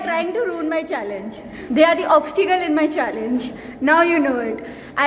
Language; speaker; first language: English; non-native, local second language; Hindi